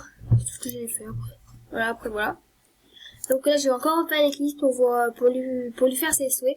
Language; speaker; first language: French; native; French